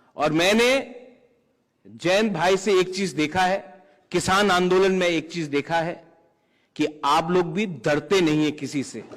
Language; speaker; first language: Hindi; non-native, local second language; Kok Borok